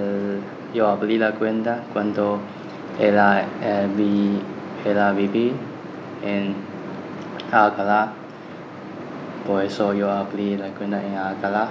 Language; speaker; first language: Spanish; non-native, learner; Chinese